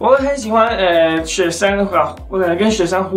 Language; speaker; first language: Chinese; non-native, fluent; Spanish